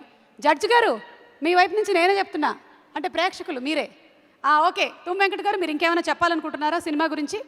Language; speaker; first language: Telugu; native; Telugu